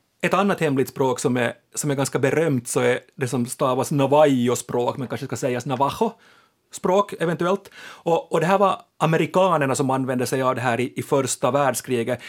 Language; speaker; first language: Swedish; native; Swedish